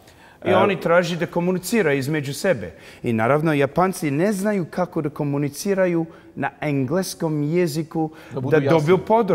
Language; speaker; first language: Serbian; early bilingual, heritage; English